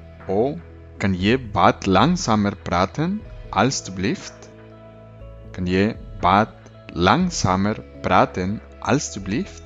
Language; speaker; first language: Dutch; non-native, learner; Spanish